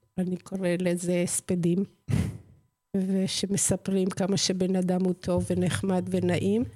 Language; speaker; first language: Hebrew; non-native, fluent; Spanish